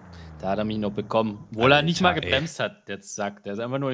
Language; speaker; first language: German; native; German